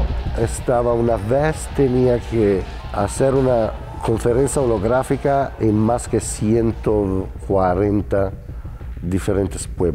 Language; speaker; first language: Spanish; non-native, learner; Italian